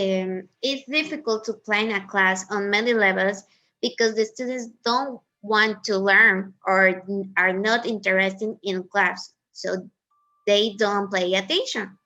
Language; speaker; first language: English; non-native, learner; Spanish